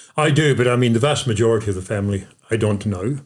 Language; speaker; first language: English; native; English